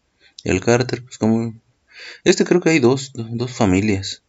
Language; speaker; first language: Spanish; native; Spanish